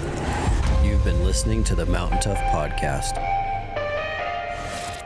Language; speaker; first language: English; native; English